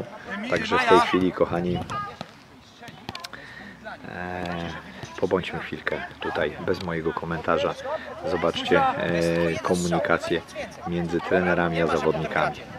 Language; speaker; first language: Polish; native; Polish